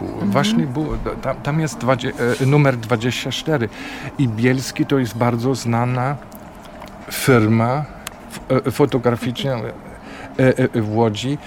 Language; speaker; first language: Polish; non-native, learner; German